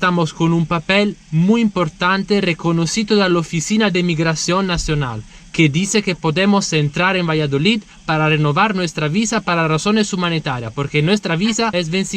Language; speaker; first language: Spanish; non-native, learner; Italian